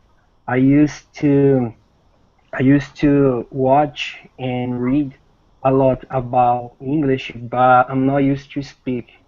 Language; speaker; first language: English; non-native, learner; Portuguese